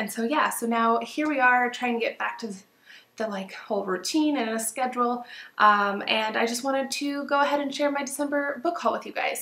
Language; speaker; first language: English; native; English